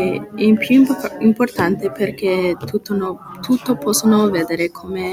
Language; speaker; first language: Italian; non-native, learner; English